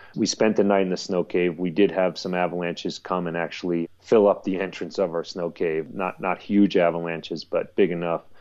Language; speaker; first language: English; native; English